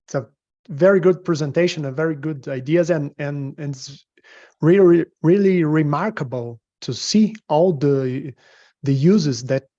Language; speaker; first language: English; non-native, fluent; Portuguese